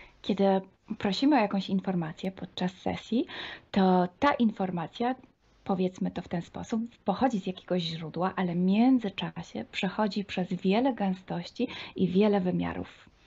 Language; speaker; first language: Polish; non-native, fluent; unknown